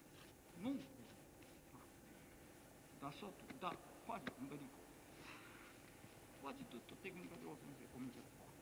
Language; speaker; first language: Italian; non-native, learner; Japanese